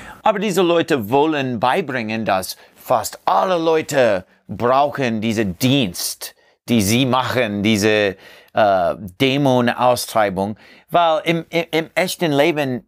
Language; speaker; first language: German; non-native, learner; English